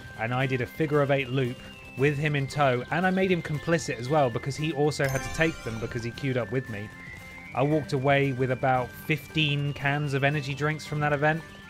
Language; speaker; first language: English; native; English